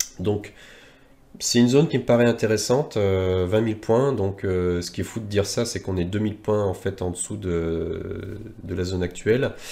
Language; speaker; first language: French; native; French